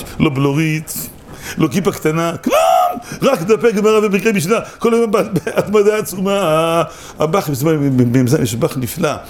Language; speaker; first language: Hebrew; native; Hebrew